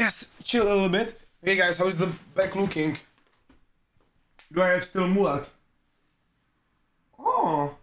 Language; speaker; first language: English; non-native, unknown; Czech